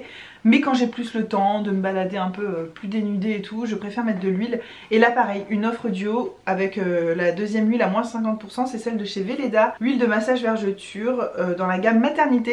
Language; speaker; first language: French; native; French